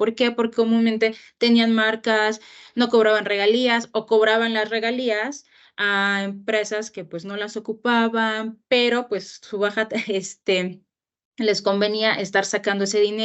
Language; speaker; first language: Spanish; native; Spanish